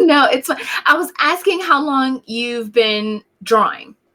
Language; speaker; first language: English; native; English